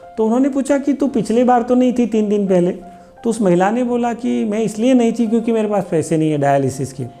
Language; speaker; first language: Hindi; non-native, local second language; Gujarati